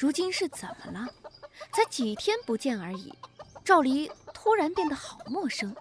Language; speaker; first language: Chinese; native; Chinese